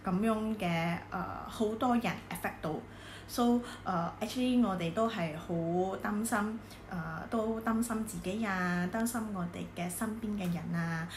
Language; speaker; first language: Cantonese; non-native, local second language; Hakka Chinese